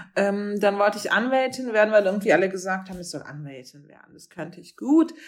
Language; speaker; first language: German; native; German